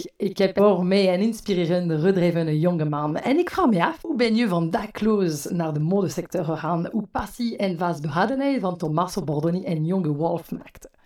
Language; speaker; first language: Dutch; non-native, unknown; French